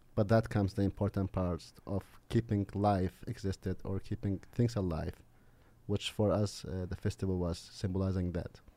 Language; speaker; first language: English; non-native, fluent; Arabic